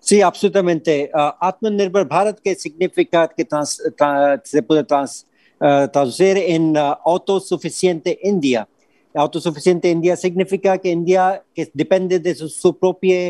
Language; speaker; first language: Spanish; non-native, fluent; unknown